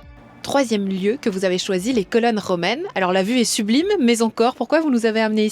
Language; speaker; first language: French; native; French